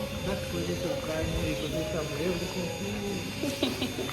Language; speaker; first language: English; non-native, learner; Spanish